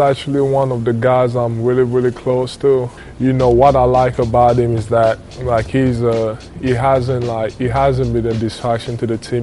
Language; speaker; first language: English; non-native, local second language; French